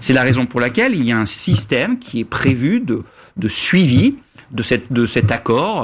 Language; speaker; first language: French; native; French